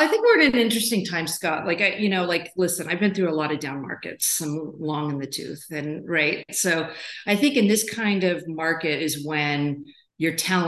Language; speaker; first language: English; native; English